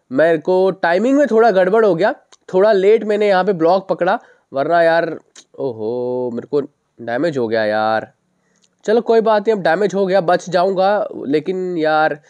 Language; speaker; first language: Hindi; native; Hindi